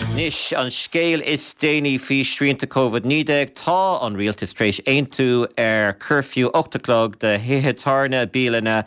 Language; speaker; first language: Irish; native; Irish